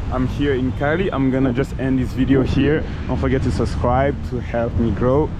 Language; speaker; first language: English; non-native, fluent; French